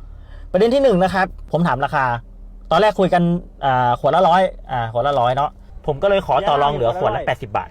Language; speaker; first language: Thai; native; Thai